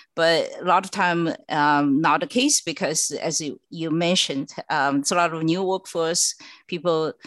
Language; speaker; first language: English; non-native, fluent; Chinese